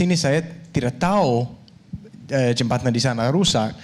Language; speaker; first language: Indonesian; non-native, learner; Danish